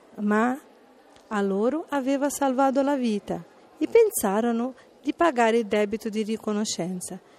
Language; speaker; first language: Italian; non-native, fluent; Portuguese